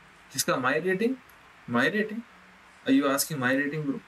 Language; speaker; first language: English; non-native, local second language; Hindi